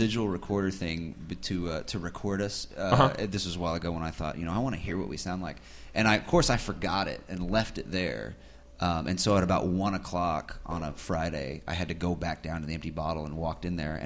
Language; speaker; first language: English; native; English